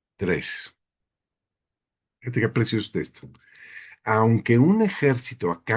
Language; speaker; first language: Spanish; native; Spanish